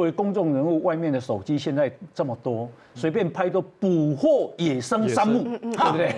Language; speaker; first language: Chinese; native; Chinese